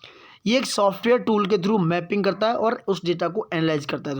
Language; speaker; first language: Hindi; native; Hindi